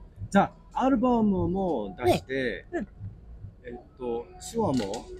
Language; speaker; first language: Japanese; non-native, learner; English